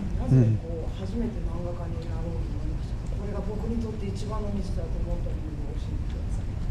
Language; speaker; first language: Japanese; native; Japanese